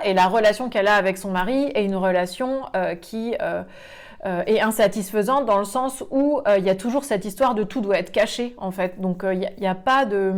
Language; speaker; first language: French; native; French